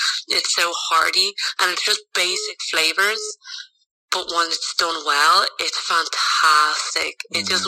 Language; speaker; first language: English; native; English